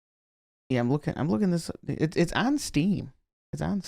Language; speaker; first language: English; native; English